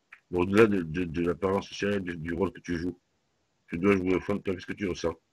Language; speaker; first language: French; native; French